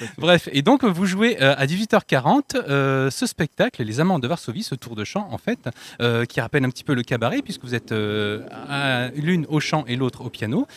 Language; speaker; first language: French; native; French